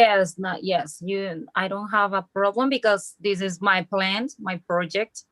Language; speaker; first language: English; non-native, learner; Spanish